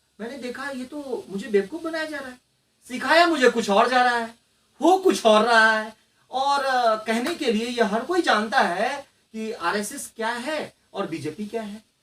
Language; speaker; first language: Hindi; non-native, local second language; Maithili